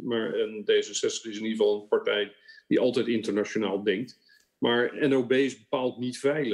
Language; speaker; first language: Dutch; native; Dutch